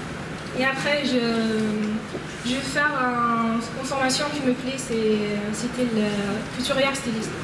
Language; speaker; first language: French; non-native, learner; Arabic